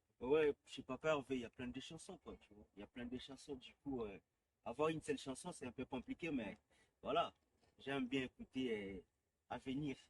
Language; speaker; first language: French; non-native, local second language; Lingala